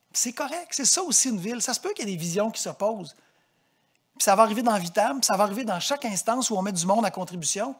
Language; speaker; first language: French; native; French